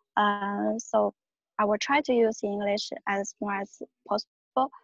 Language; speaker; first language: English; non-native, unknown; Chinese